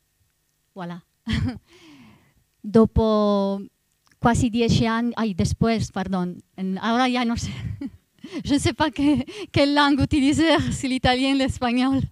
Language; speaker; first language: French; non-native, fluent; Italian